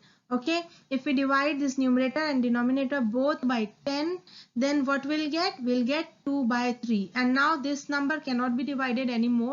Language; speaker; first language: English; non-native, local second language; Hindi